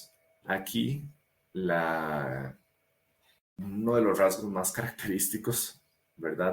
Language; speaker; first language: Spanish; native; Spanish